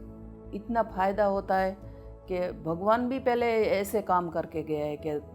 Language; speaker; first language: Hindi; non-native, local second language; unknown